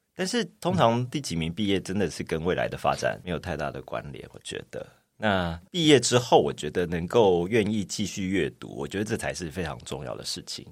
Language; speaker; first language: Chinese; native; Chinese